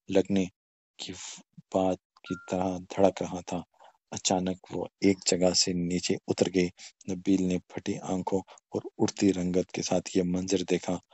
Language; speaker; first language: Urdu; non-native, local second language; Pashto